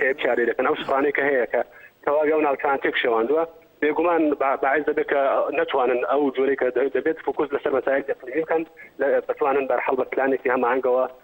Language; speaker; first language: Kurdish; native; Kurdish